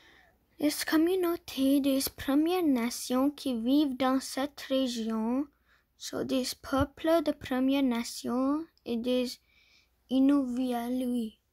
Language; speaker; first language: French; non-native, learner; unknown